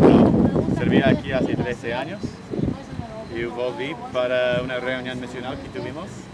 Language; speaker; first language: Spanish; non-native, fluent; English